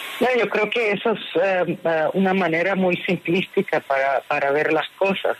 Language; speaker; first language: Spanish; non-native, learner; Arabic